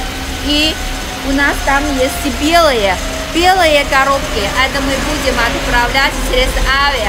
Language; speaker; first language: Russian; non-native, learner; Chinese